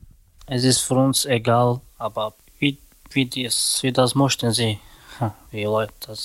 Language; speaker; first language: German; non-native, learner; Romany